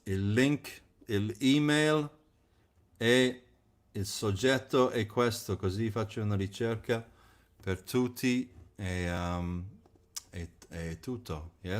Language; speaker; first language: Italian; non-native, fluent; English